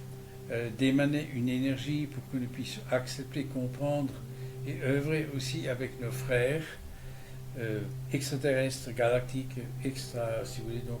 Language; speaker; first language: French; native; French